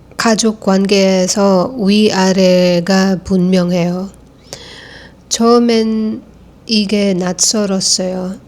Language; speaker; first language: Korean; non-native, fluent; Filipino